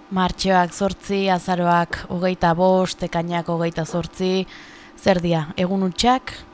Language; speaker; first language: Basque; native; Basque